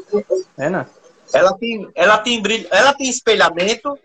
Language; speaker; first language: Portuguese; native; Portuguese